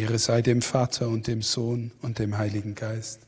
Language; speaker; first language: German; native; German